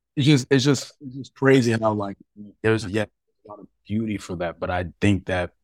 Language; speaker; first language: English; native; English